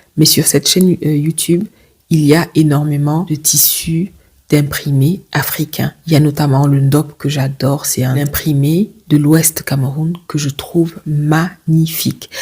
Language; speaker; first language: French; native; French